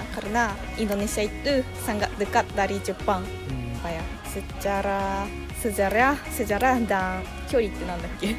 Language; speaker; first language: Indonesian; non-native, learner; Japanese